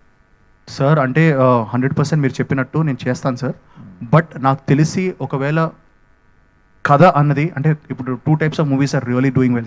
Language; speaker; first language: Telugu; native; Telugu